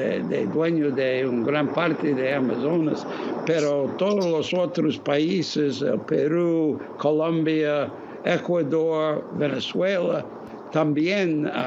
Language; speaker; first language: Spanish; non-native, fluent; English